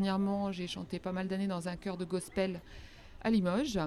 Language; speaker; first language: French; native; French